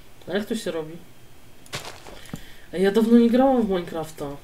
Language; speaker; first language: Polish; native; Polish